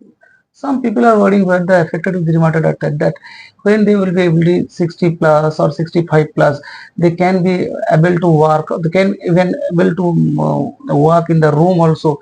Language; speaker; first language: English; non-native, local second language; Bangla